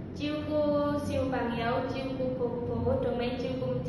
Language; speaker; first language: Cantonese; non-native, learner; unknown